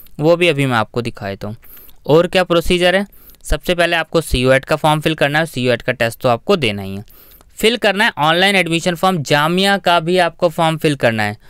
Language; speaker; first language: Hindi; native; Hindi